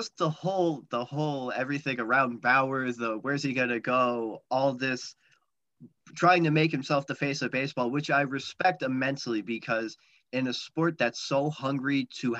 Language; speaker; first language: English; native; English